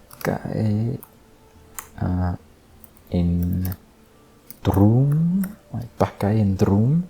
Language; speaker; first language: Welsh; non-native, learner; English